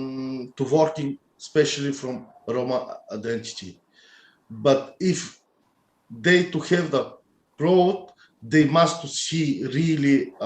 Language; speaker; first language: English; non-native, learner; Bulgarian